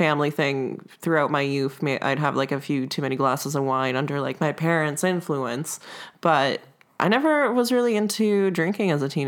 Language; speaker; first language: English; non-native, fluent; Russian